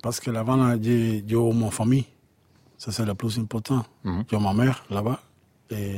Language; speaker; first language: French; non-native, learner; Spanish